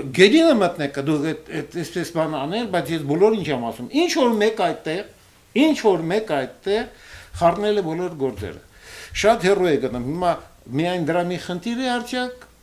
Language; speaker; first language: Armenian; early bilingual, heritage; Armenian